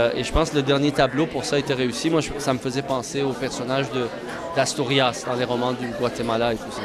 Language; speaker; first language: French; non-native, fluent; Persian